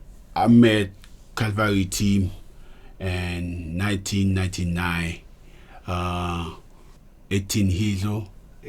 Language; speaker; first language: English; non-native, local second language; Haitian Creole